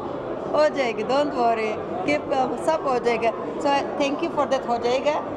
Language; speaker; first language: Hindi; non-native, learner; Russian